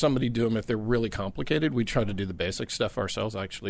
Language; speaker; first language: English; native; English